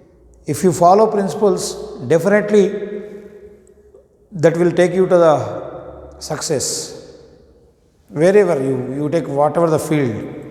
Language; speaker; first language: English; non-native, local second language; Telugu